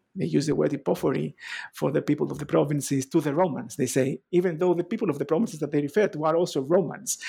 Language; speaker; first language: English; non-native, fluent; Greek